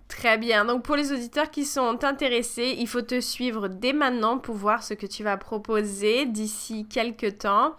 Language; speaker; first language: French; native; French